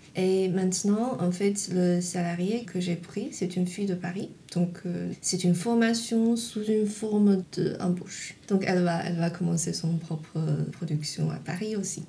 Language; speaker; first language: French; non-native, fluent; Chinese